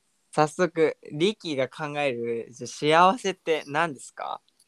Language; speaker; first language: Japanese; native; Japanese